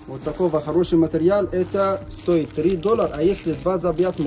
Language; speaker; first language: Russian; non-native, learner; Arabic